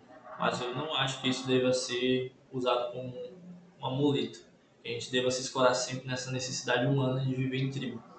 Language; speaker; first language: Portuguese; native; Portuguese